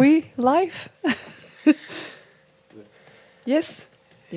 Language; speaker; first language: English; non-native, fluent; Polish